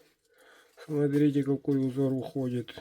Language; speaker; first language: Russian; non-native, local second language; Yakut